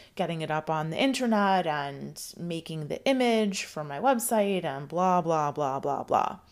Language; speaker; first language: English; native; English